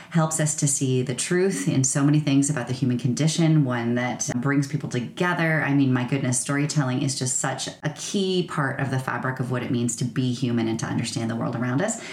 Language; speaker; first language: English; native; English